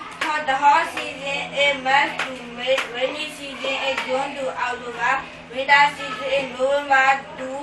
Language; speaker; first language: English; non-native, learner; Burmese